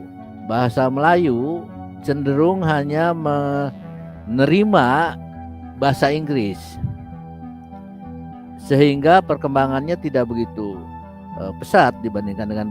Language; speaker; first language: Indonesian; native; Indonesian